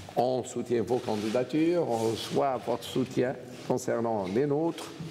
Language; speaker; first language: French; non-native, fluent; Portuguese